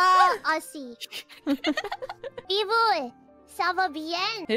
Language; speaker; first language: French; non-native, learner; English